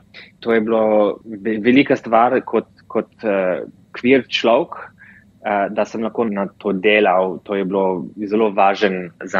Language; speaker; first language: Slovenian; early bilingual, heritage; English